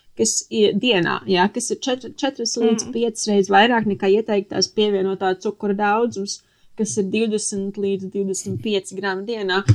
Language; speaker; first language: Latvian; non-native, local second language; Russian